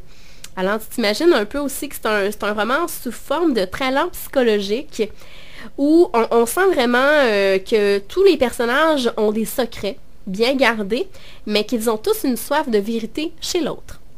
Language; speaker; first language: French; native; French